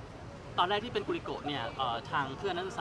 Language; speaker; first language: Thai; native; Thai